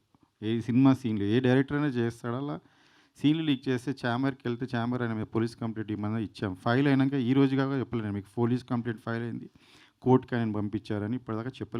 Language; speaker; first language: Telugu; native; Telugu